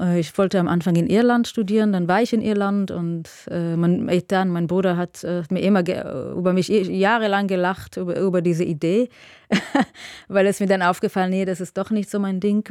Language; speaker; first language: German; non-native, fluent; Hebrew